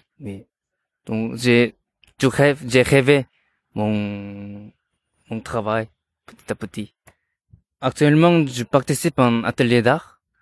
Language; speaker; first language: French; non-native, learner; Korean